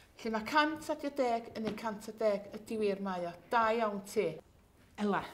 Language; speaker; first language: Welsh; native; Welsh